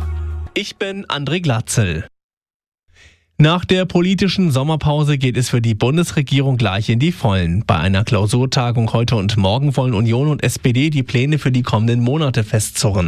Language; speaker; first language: German; native; German